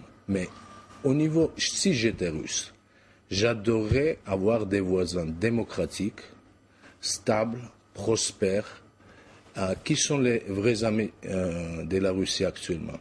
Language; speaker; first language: French; non-native, fluent; Georgian